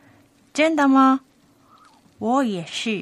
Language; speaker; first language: Chinese; non-native, learner; Japanese